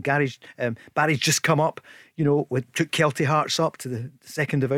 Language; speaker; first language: English; native; English